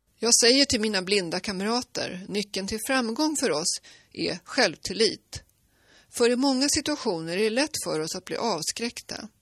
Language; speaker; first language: Swedish; native; Swedish